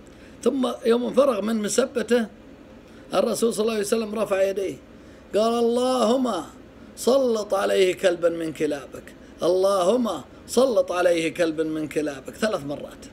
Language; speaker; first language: Arabic; native; Arabic